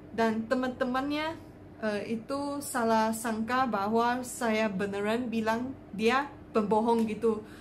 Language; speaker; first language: Indonesian; non-native, fluent; Chinese